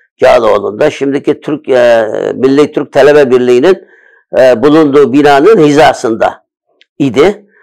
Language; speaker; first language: Turkish; early bilingual, other home language; Uyghur